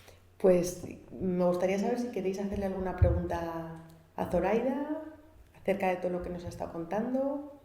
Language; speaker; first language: Spanish; native; Spanish